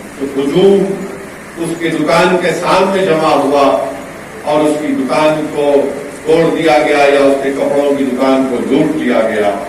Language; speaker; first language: Urdu; native; Urdu